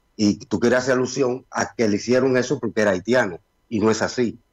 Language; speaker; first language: Spanish; native; Spanish